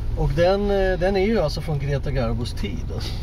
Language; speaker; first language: Swedish; native; Swedish